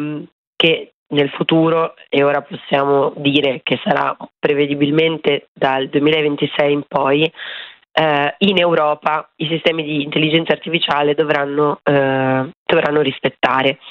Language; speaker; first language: Italian; native; Italian